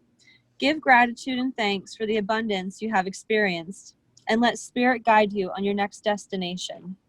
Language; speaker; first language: English; native; English